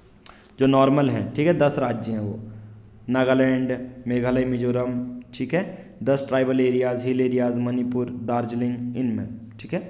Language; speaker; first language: Hindi; native; Hindi